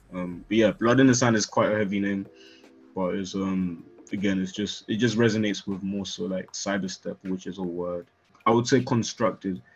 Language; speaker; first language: English; native; English